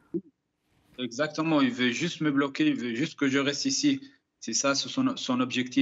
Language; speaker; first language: French; non-native, fluent; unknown